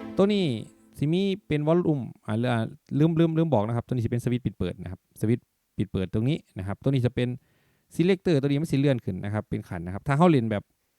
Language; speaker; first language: Thai; non-native, local second language; Northeastern Thai